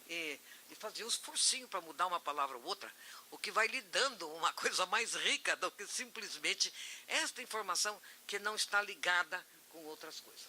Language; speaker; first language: Portuguese; native; Portuguese